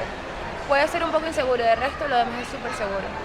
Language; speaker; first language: Spanish; native; Spanish